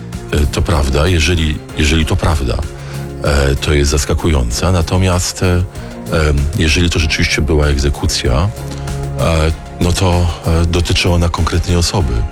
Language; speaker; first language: Polish; native; Polish